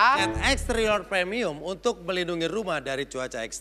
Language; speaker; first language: Indonesian; native; Indonesian